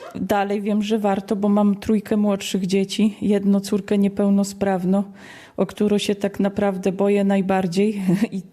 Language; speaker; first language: Polish; native; Polish